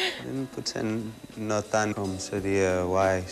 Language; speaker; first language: Catalan; early bilingual, heritage; Catalan